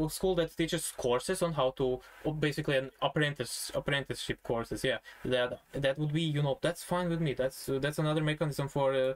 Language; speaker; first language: English; non-native, fluent; Croatian